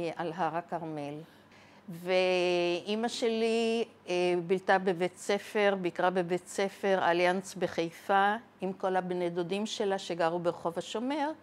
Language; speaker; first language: Hebrew; early bilingual, other home language; Arabic